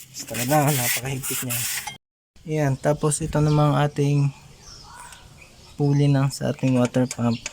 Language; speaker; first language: Filipino; native; Filipino